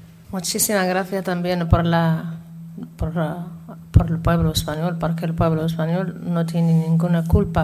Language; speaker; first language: Spanish; non-native, learner; Arabic